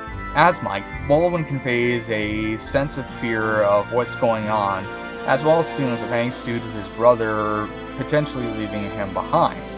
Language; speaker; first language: English; native; English